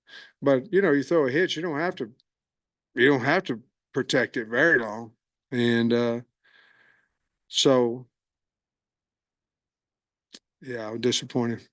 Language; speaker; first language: English; native; English